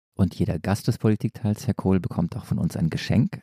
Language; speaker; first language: German; native; German